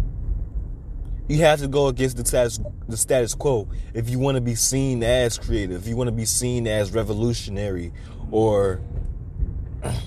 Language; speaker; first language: English; native; English